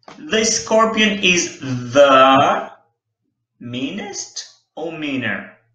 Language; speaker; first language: English; non-native, fluent; Portuguese